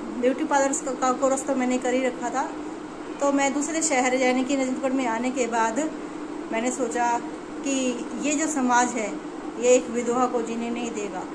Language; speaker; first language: Hindi; native; Hindi